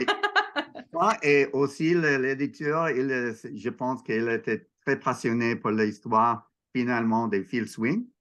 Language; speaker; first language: French; non-native, learner; English